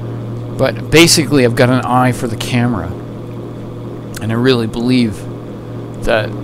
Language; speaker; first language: English; native; English